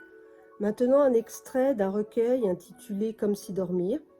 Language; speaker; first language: French; native; French